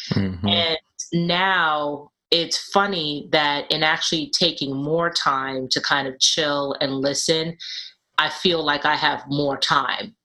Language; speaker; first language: English; native; English